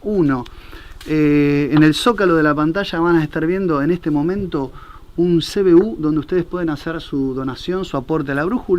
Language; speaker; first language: Spanish; native; Spanish